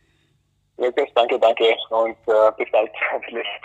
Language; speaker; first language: German; non-native, fluent; English